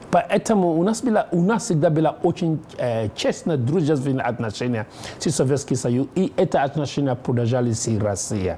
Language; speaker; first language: Russian; non-native, learner; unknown